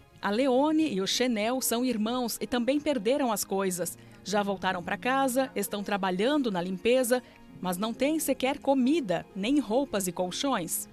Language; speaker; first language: Portuguese; native; Portuguese